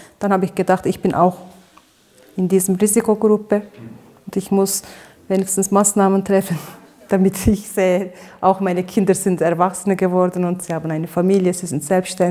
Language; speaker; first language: German; non-native, fluent; Turkish